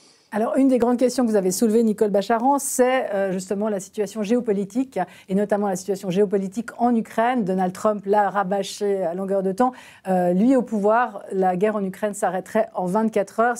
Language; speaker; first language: French; native; French